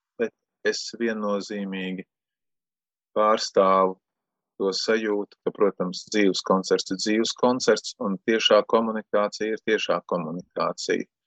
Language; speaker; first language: Latvian; native; Latvian